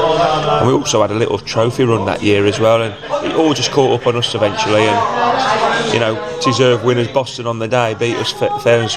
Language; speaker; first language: English; native; English